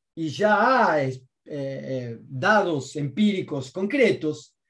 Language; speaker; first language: Spanish; native; Spanish